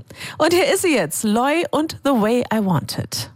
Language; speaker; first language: German; native; German